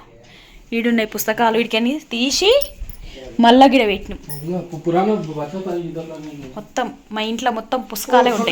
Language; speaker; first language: Telugu; native; Telugu